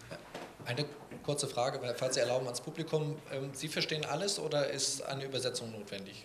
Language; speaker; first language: German; native; German